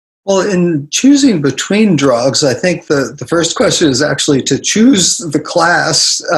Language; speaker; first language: English; native; English